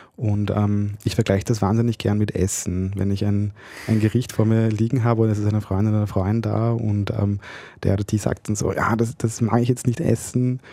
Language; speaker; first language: German; early bilingual, other home language; Bosnian